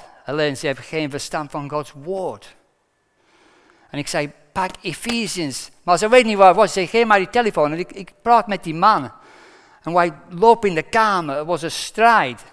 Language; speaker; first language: Dutch; non-native, fluent; English